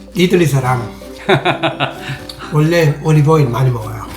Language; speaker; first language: Korean; non-native, fluent; Italian